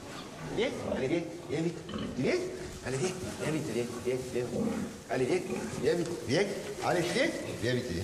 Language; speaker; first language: French; native; French